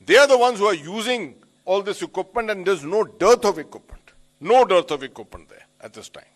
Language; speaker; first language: English; non-native, local second language; Hindi